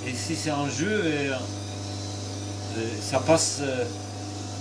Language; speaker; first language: French; non-native, fluent; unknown